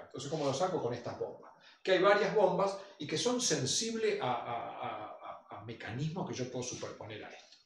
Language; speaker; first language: Spanish; native; Spanish